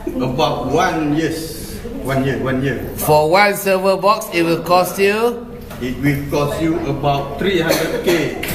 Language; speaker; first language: English; non-native, local second language; Malay